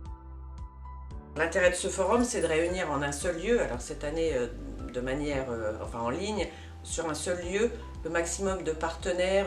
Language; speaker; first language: French; native; French